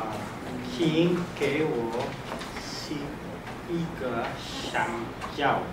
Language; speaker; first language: Chinese; non-native, learner; English